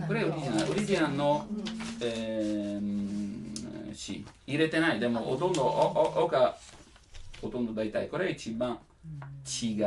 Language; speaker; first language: Japanese; non-native, learner; Italian